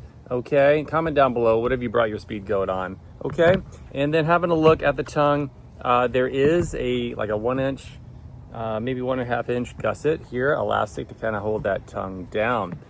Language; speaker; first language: English; native; English